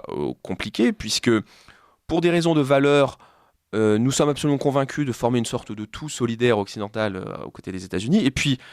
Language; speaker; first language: French; native; French